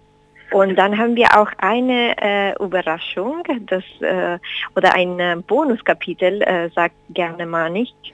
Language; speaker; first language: German; non-native, fluent; Spanish